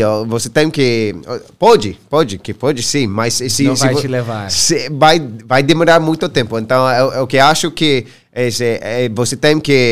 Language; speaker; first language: Portuguese; non-native, learner; English